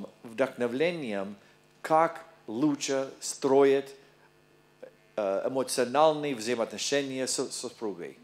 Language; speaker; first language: Russian; non-native, learner; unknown